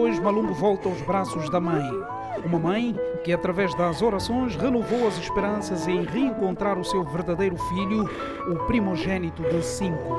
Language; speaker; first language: Portuguese; native; Portuguese